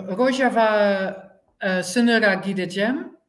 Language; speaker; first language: Turkish; non-native, learner; Dutch